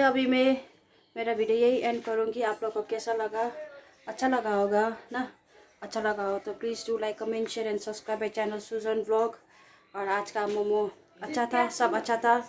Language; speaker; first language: Hindi; non-native, local second language; Nepali